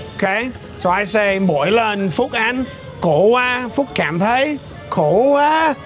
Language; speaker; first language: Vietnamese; non-native, fluent; English